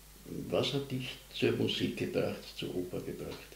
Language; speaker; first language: German; native; German